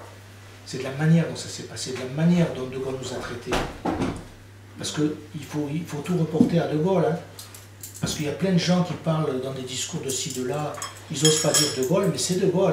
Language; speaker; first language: French; native; French